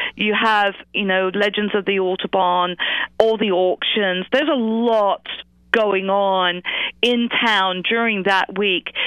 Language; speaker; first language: English; native; English